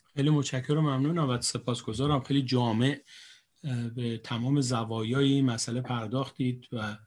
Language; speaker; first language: Persian; native; Persian